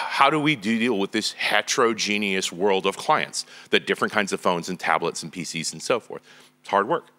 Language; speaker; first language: English; native; English